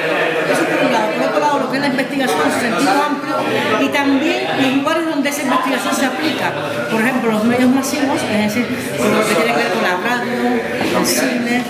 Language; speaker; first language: Spanish; native; Spanish